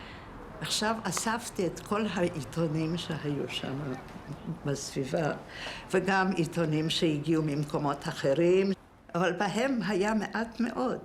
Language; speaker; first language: Hebrew; non-native, fluent; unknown